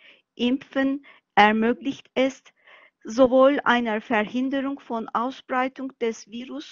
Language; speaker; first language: German; non-native, fluent; Turkish